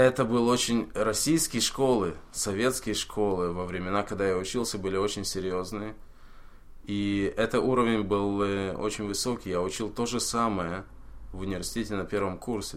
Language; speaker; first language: Russian; early bilingual, heritage; Russian